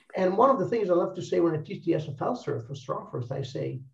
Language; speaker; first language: English; non-native, fluent; Italian